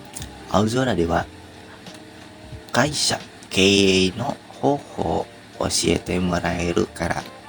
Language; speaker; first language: Japanese; non-native, learner; Indonesian